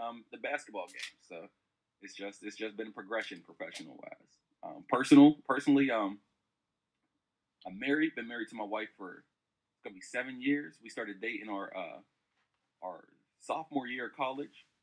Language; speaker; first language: English; native; English